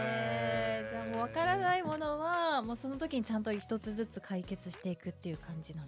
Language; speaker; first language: Japanese; native; Japanese